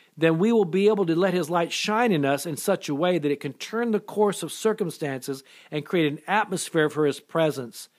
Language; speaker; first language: English; native; English